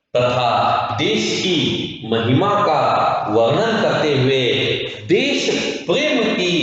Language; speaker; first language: Hindi; non-native, local second language; Kannada